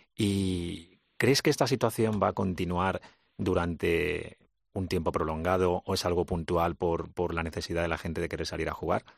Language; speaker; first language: Spanish; native; Spanish